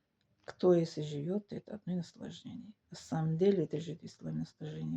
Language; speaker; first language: Russian; non-native, local second language; Tajik